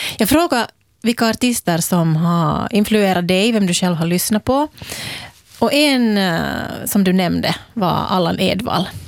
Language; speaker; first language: Swedish; native; Swedish